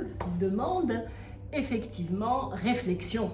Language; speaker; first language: French; native; French